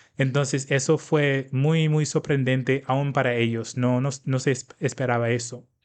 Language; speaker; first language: Spanish; non-native, fluent; English